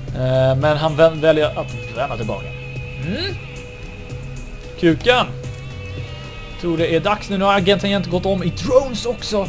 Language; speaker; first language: Swedish; native; Swedish